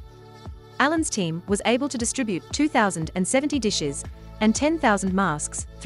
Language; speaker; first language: English; native; English